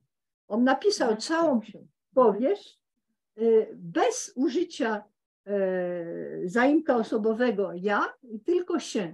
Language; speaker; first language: Polish; early bilingual, heritage; Polish